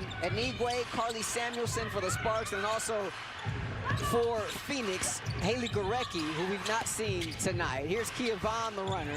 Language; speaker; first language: English; native; English